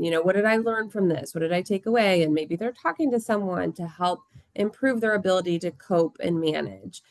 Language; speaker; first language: English; native; English